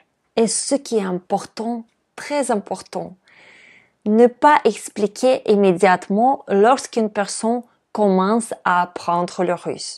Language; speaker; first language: French; non-native, fluent; Russian